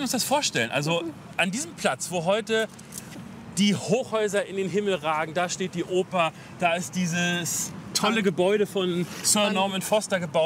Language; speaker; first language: German; native; German